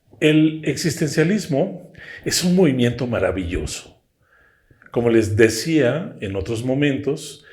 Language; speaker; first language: Spanish; native; Spanish